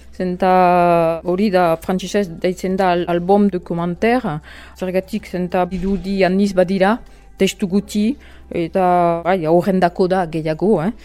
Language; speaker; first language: Basque; non-native, local second language; French